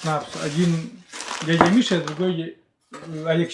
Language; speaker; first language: Russian; native; Russian